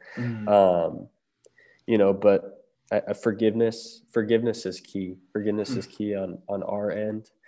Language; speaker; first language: English; native; English